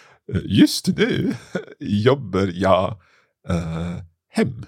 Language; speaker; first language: Swedish; non-native, learner; English